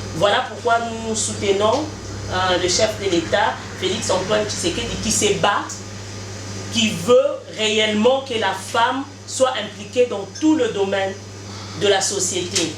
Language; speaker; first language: French; non-native, local second language; Lingala